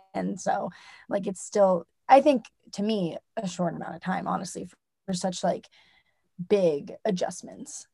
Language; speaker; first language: English; native; English